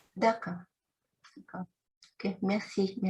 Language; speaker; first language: French; non-native, learner; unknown